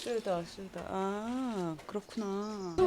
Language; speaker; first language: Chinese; non-native, learner; Korean